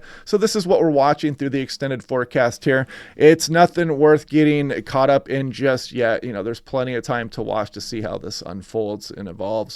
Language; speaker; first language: English; native; English